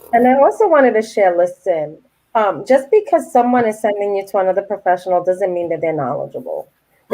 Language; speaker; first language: English; native; English